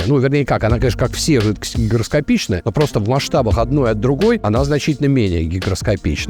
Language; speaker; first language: Russian; native; Russian